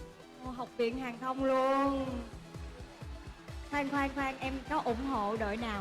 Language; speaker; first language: Vietnamese; native; Vietnamese